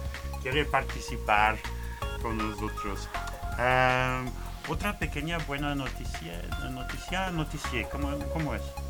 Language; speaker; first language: Spanish; non-native, learner; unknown